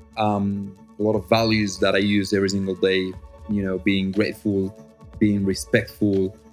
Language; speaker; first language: English; non-native, fluent; Spanish